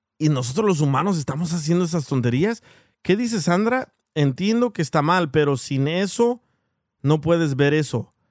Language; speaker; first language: Spanish; early bilingual, heritage; Spanish